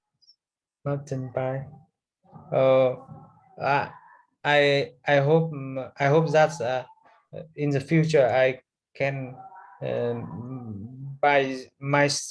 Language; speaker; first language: English; non-native, learner; Vietnamese